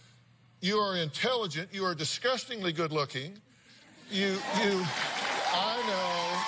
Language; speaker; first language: English; native; English